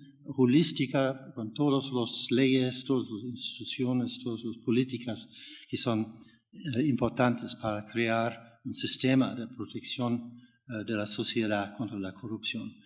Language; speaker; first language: Spanish; non-native, fluent; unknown